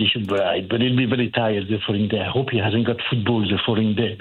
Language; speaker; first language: English; non-native, fluent; French